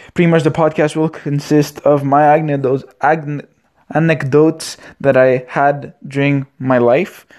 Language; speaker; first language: English; non-native, fluent; Romanian